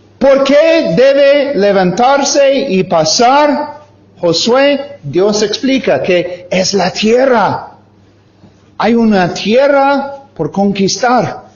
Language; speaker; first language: Spanish; non-native, fluent; English